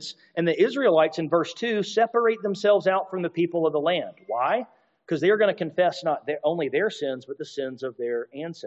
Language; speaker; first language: English; native; English